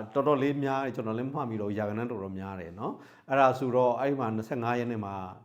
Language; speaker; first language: Burmese; non-native, local second language; S'gaw Karen